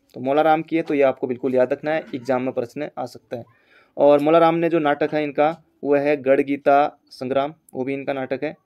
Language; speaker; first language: Hindi; native; Hindi